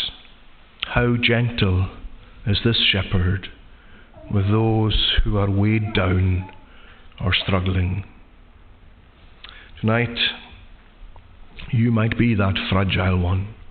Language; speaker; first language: English; native; English